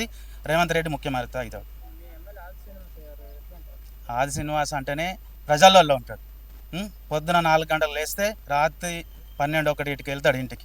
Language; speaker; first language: Telugu; native; Telugu